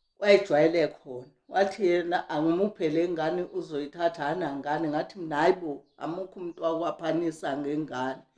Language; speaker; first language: Zulu; native; Zulu